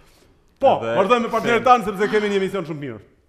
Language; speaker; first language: Albanian; native; Albanian